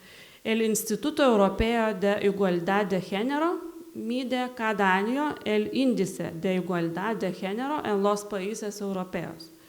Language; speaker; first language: Spanish; non-native, learner; Lithuanian